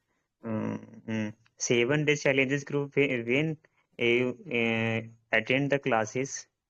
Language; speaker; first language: English; non-native, learner; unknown